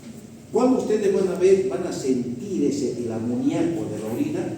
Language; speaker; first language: Spanish; native; Spanish